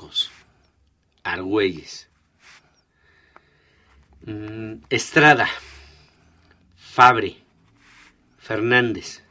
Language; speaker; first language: Spanish; native; Spanish